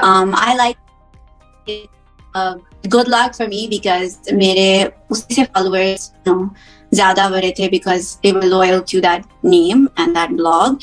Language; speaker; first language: English; early bilingual, other home language; Hindi